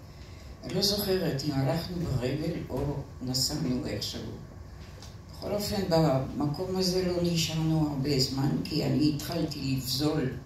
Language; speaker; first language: Hebrew; non-native, fluent; French